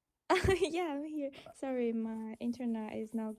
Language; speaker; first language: English; non-native, learner; Chinese